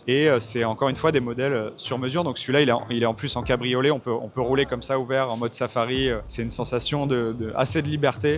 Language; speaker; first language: French; native; French